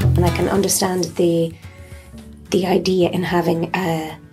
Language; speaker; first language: English; native; English